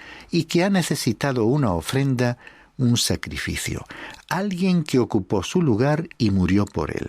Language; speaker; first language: Spanish; native; Spanish